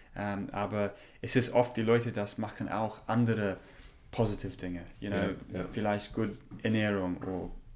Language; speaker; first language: German; non-native, learner; English